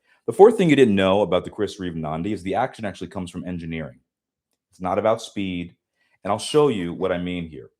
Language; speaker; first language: English; native; English